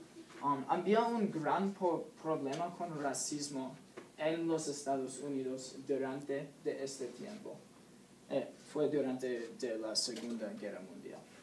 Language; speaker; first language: Spanish; non-native, learner; English